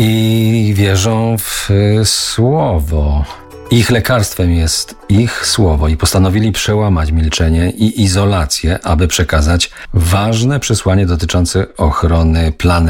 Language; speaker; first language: Polish; native; Polish